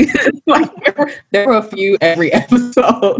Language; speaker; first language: English; native; English